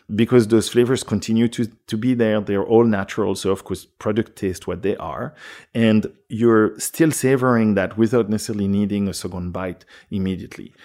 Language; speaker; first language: English; non-native, fluent; French